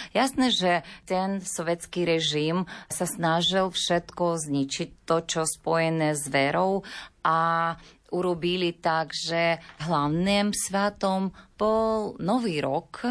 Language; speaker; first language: Slovak; non-native, learner; Ukrainian